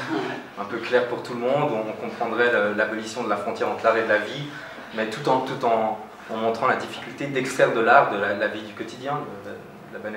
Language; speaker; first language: French; native; French